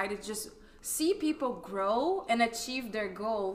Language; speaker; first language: English; non-native, fluent; Portuguese